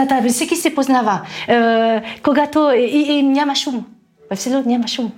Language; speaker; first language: Bulgarian; non-native, learner; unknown